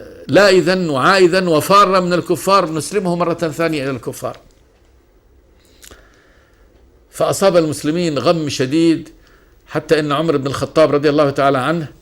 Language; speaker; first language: Arabic; native; Arabic